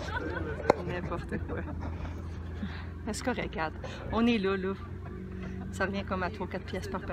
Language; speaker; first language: French; native; French